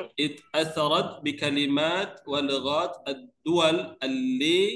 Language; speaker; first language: Arabic; non-native, learner; Indonesian